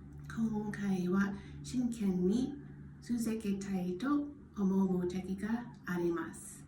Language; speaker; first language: Japanese; non-native, learner; English